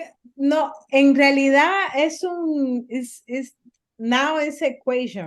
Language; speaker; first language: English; non-native, learner; Spanish